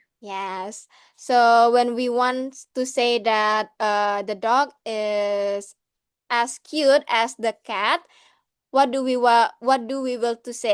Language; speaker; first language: English; non-native, learner; Indonesian